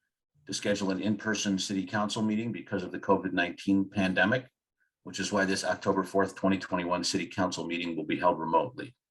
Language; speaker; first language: English; native; English